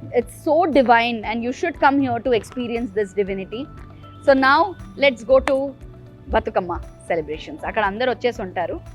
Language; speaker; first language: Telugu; non-native, local second language; Bangla